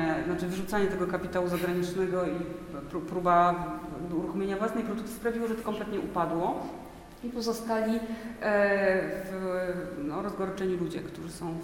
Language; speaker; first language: Polish; native; Polish